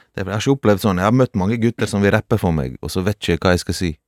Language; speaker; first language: Norwegian; early bilingual, other home language; Bosnian